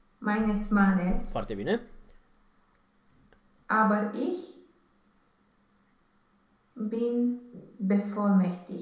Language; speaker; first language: German; non-native, learner; Romanian